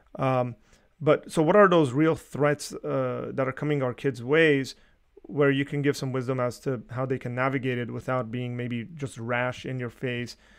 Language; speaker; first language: English; early bilingual, other home language; Armenian